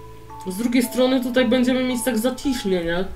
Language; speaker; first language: Polish; native; Polish